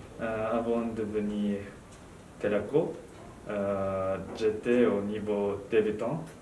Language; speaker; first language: French; non-native, learner; Japanese